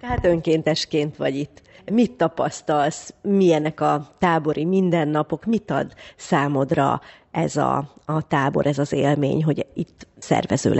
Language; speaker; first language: Hungarian; native; Hungarian